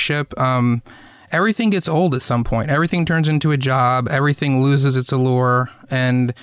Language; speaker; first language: English; native; English